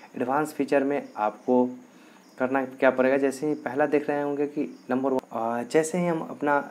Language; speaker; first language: Hindi; native; Hindi